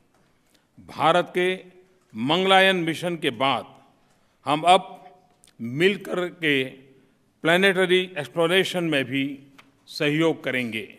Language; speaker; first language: Hindi; non-native, local second language; Gujarati